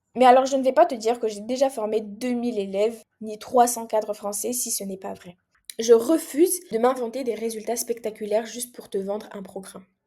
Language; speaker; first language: French; non-native, local second language; Comorian